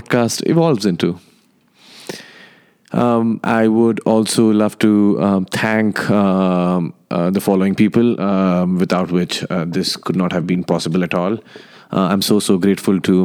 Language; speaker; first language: English; non-native, local second language; Hindi